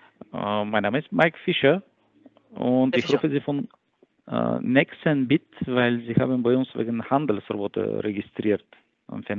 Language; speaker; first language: German; non-native, fluent; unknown